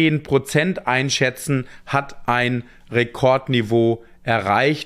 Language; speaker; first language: German; native; German